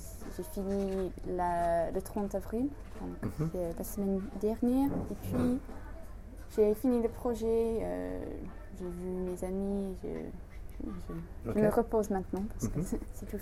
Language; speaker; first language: French; non-native, fluent; English